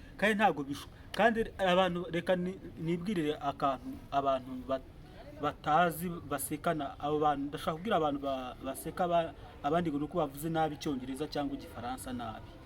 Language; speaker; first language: Kinyarwanda; native; Kinyarwanda